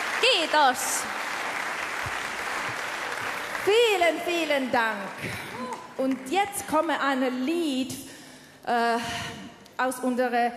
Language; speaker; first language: German; non-native, learner; Finnish